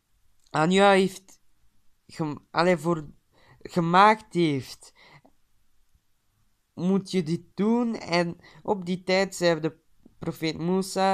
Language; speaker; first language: Dutch; early bilingual, other home language; Turkish